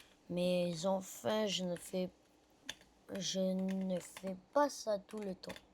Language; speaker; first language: French; non-native, learner; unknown